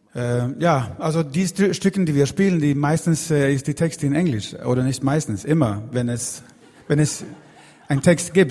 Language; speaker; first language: German; non-native, fluent; Swedish